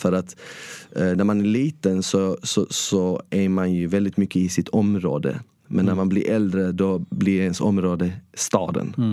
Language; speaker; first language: Swedish; early bilingual, other home language; Bosnian